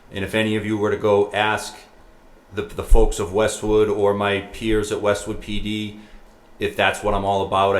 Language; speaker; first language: English; native; English